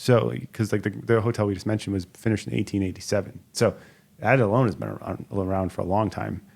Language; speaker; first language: English; native; English